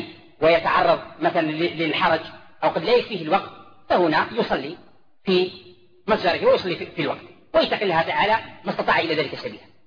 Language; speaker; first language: Arabic; native; Arabic